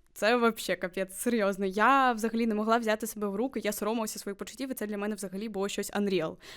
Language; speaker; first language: Ukrainian; native; Ukrainian